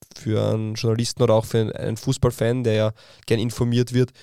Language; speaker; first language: German; native; German